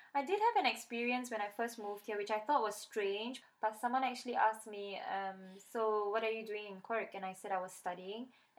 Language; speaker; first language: English; native; English